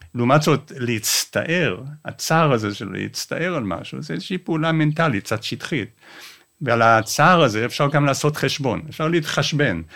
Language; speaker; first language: Hebrew; non-native, fluent; English